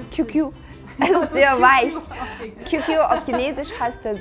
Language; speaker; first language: German; non-native, fluent; Chinese